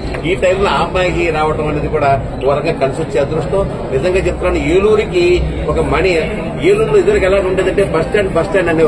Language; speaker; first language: Telugu; native; Telugu